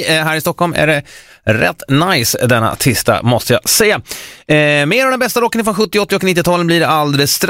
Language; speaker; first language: Swedish; native; Swedish